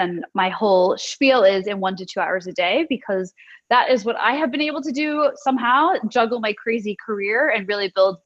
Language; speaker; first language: English; native; English